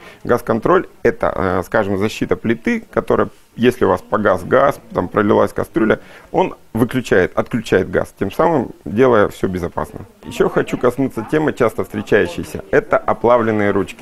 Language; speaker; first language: Russian; native; Russian